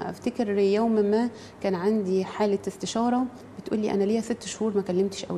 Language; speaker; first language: Arabic; native; Arabic